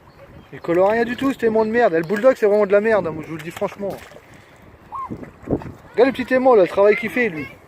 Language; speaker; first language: French; native; French